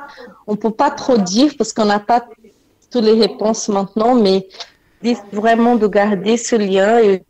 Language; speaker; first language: French; non-native, fluent; Portuguese